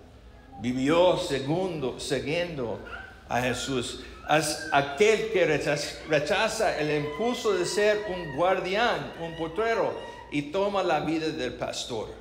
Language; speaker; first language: Spanish; non-native, learner; English